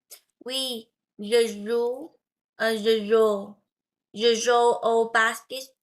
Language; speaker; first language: French; non-native, learner; Vietnamese